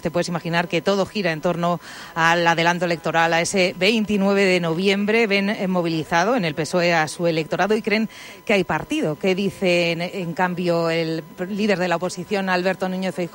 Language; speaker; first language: Spanish; native; Spanish